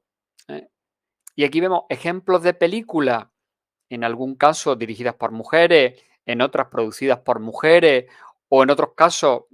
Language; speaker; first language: Spanish; native; Spanish